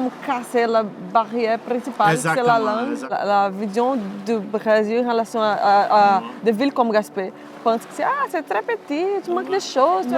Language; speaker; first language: French; non-native, fluent; Portuguese